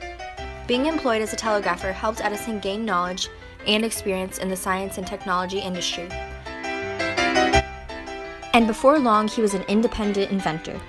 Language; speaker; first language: English; native; English